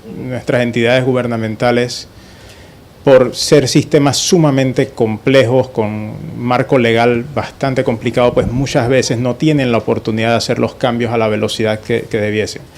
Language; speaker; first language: Spanish; native; Spanish